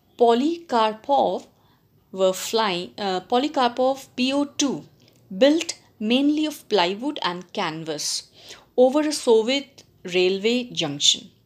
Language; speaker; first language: English; non-native, local second language; Punjabi